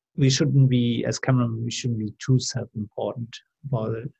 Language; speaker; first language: English; non-native, fluent; German